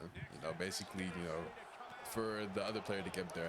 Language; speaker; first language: English; native; English